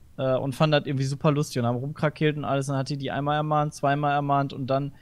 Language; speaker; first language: German; native; German